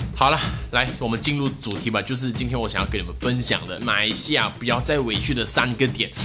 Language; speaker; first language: Chinese; native; Chinese